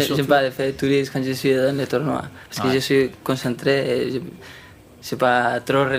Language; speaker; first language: French; non-native, fluent; Spanish